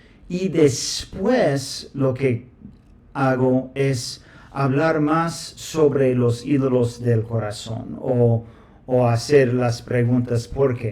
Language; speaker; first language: Spanish; non-native, fluent; English